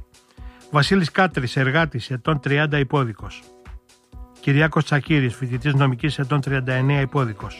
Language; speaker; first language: Greek; native; Greek